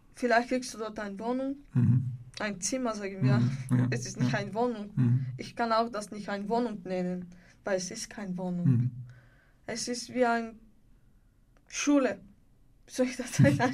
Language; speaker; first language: German; non-native, learner; Bulgarian